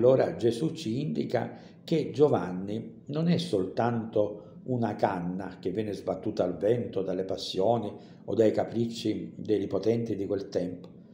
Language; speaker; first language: Italian; native; Italian